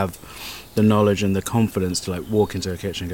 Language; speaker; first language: English; native; English